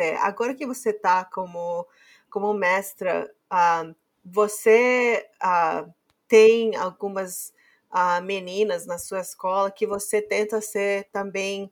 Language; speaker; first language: Portuguese; non-native, fluent; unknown